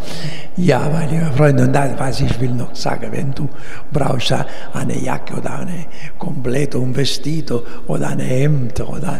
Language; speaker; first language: German; non-native, fluent; Italian